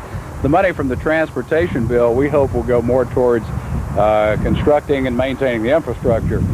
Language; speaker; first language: English; native; English